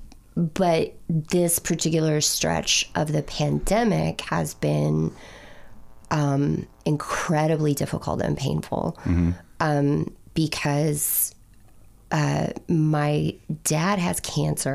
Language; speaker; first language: English; native; English